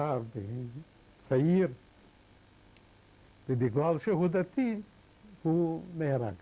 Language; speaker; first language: Hebrew; non-native, fluent; Yiddish